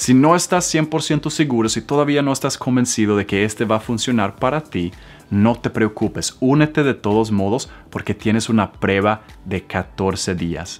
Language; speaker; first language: Spanish; non-native, fluent; Swedish